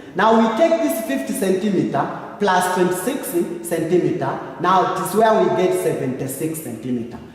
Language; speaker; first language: English; non-native, local second language; Swahili